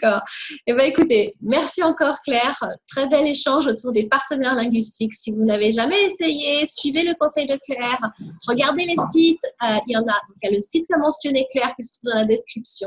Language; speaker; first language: French; native; French